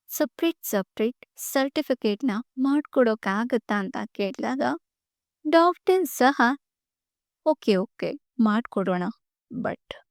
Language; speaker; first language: Kannada; native; Kannada